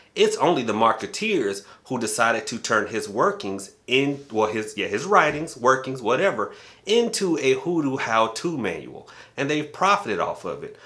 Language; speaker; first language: English; native; English